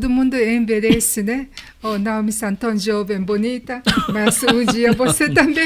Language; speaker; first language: Portuguese; non-native, learner; Japanese